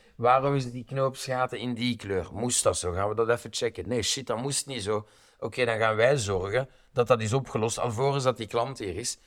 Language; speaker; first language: Dutch; native; Dutch